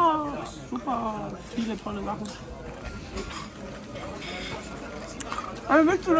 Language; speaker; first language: German; native; German